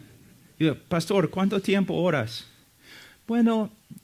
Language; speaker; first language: Spanish; non-native, fluent; English